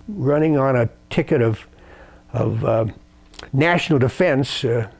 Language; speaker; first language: English; native; English